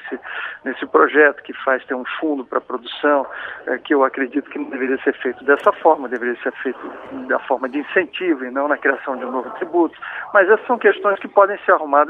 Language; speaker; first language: Portuguese; native; Portuguese